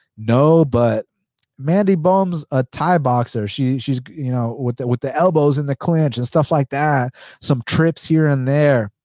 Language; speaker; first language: English; early bilingual, other home language; Spanish